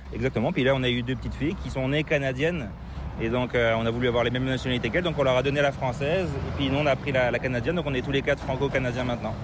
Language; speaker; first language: French; native; French